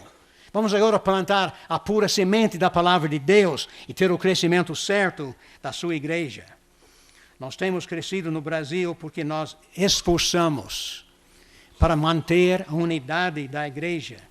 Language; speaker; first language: Portuguese; non-native, fluent; English